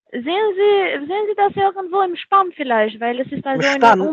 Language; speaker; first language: German; non-native, fluent; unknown